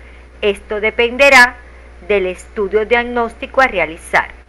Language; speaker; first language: Spanish; native; Spanish